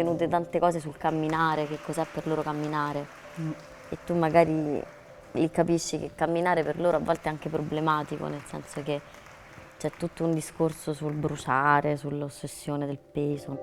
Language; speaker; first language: Italian; native; Italian